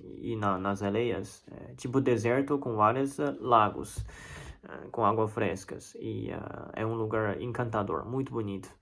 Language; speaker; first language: Portuguese; non-native, fluent; Chinese